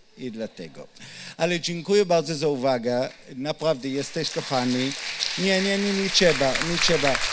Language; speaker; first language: Polish; non-native, learner; Hebrew